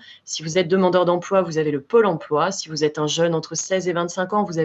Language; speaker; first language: French; native; French